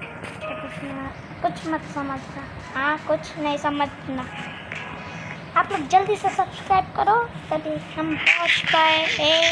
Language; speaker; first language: Hindi; non-native, learner; Bangla